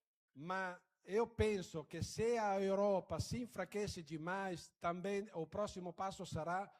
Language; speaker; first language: Portuguese; non-native, fluent; Italian